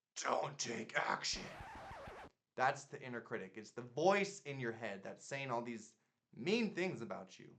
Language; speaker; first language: English; native; English